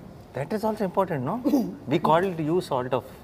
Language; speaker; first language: Telugu; native; Telugu